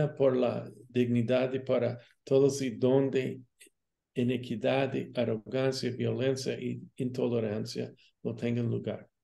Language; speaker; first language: Portuguese; non-native, fluent; English